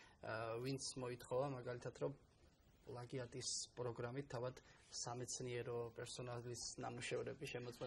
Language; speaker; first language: Georgian; native; Georgian